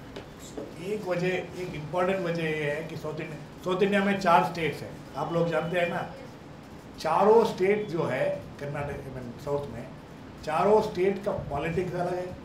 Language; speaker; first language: Hindi; non-native, local second language; Kannada